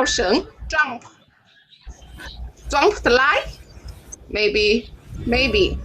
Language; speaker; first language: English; non-native, learner; Chinese